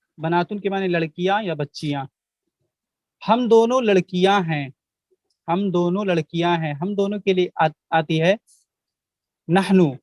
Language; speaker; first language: Urdu; native; Urdu